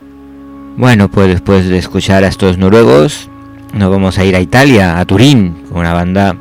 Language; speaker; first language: Spanish; native; Spanish